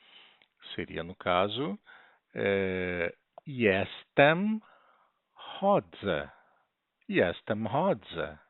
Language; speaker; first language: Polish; non-native, learner; Portuguese